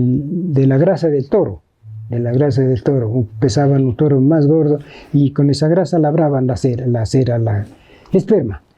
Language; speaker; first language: Spanish; native; Spanish